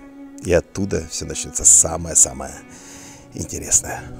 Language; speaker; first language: Russian; native; Russian